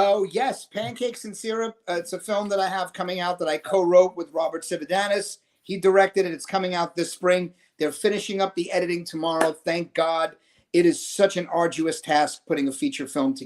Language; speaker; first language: English; native; English